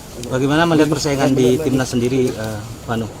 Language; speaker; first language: Indonesian; native; Indonesian